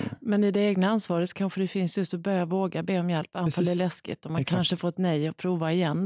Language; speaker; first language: Swedish; native; Swedish